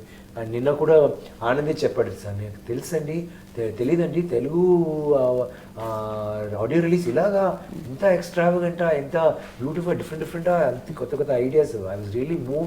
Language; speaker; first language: Telugu; non-native, learner; Tamil